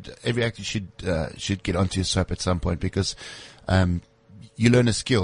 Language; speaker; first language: English; native; English